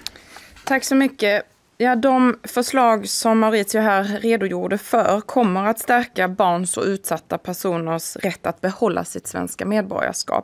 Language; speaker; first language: Swedish; native; Swedish